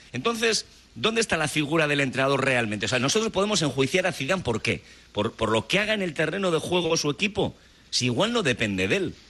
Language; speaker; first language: Spanish; native; Spanish